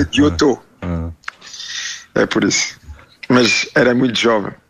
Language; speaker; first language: Portuguese; early bilingual, heritage; French